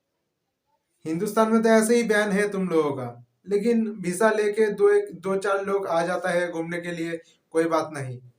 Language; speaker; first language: Hindi; non-native, local second language; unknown